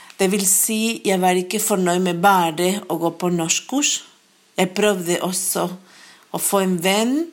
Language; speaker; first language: Norwegian; non-native, fluent; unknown